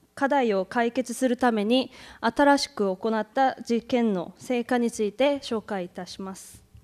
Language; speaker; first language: Japanese; non-native, fluent; Korean